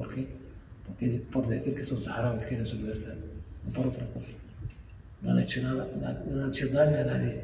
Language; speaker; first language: Spanish; non-native, local second language; Arabic